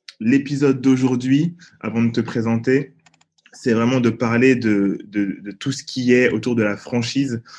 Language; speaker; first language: French; native; French